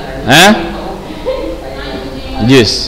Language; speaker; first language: Arabic; non-native, fluent; Indonesian